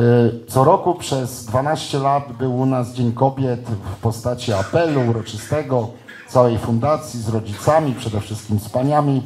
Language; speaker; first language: Polish; native; Polish